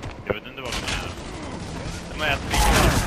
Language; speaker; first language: Swedish; native; Swedish